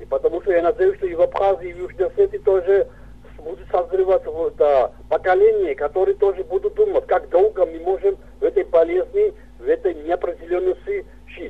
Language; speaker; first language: Russian; non-native, local second language; Georgian